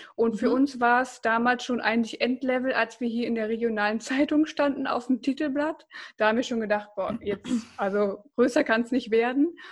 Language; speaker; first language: German; native; German